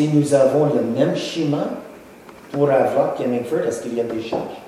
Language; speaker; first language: French; non-native, local second language; English